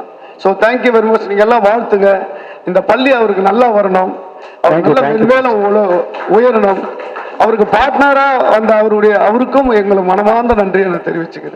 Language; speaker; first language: Tamil; native; Tamil